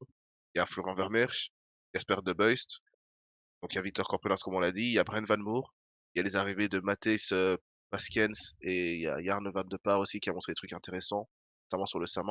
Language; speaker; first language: French; native; French